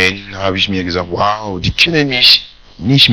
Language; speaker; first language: German; non-native, fluent; French